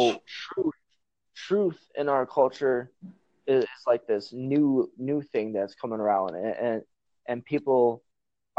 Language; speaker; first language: English; native; English